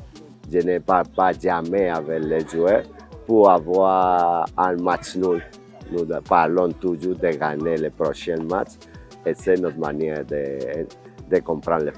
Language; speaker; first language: French; non-native, learner; Spanish